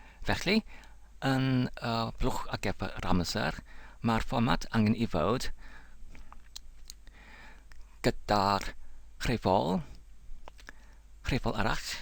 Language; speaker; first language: Welsh; non-native, fluent; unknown